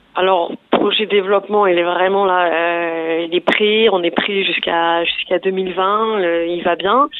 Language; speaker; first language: French; native; French